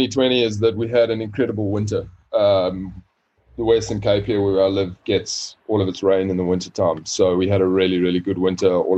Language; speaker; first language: English; native; English